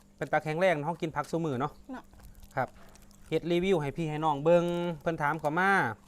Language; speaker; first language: Thai; native; Thai